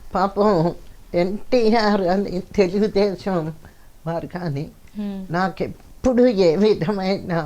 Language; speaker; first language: Telugu; non-native, local second language; Kannada